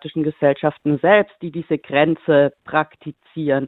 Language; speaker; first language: German; native; German